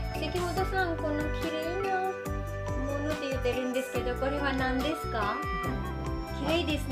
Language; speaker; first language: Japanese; non-native, learner; Hindi